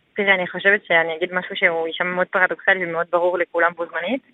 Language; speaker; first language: Hebrew; non-native, fluent; French